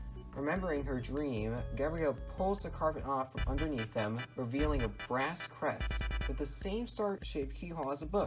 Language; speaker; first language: English; native; English